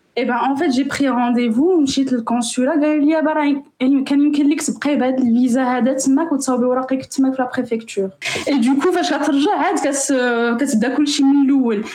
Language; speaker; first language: French; non-native, local second language; Arabic